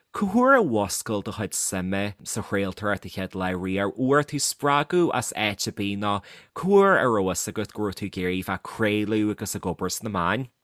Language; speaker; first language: Irish; native; Irish